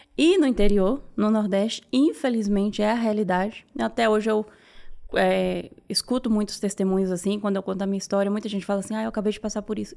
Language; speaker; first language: Portuguese; native; Portuguese